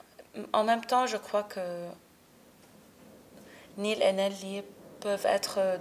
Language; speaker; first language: French; non-native, local second language; Arabic